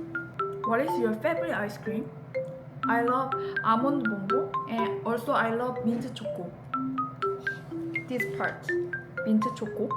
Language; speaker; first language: English; non-native, learner; Korean